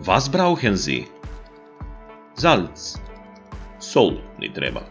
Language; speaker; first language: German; non-native, fluent; Macedonian